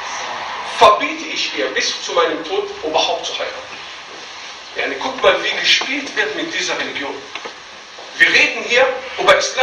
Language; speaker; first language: German; non-native, fluent; Arabic